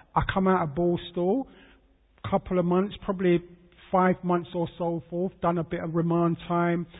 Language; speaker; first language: English; native; English